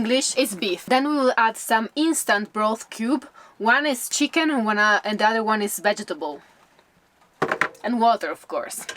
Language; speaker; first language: English; non-native, fluent; Italian